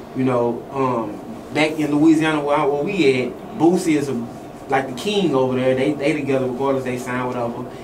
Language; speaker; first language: English; native; English